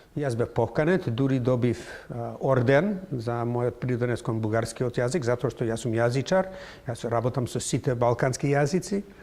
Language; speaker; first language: Macedonian; non-native, fluent; English